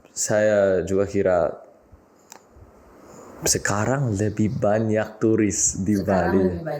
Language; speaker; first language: Indonesian; non-native, learner; English